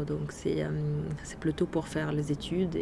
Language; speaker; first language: French; non-native, fluent; Arabic